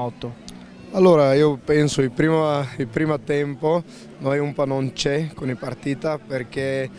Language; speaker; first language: Italian; non-native, learner; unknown